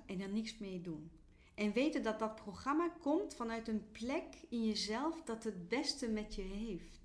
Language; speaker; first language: Dutch; non-native, fluent; French